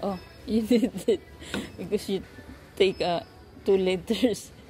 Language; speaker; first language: English; non-native, learner; Filipino